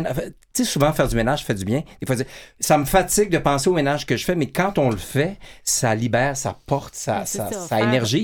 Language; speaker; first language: French; native; French